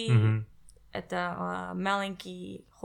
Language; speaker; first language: Russian; non-native, learner; English